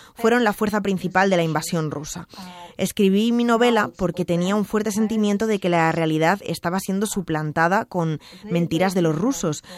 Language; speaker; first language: Spanish; non-native, fluent; Russian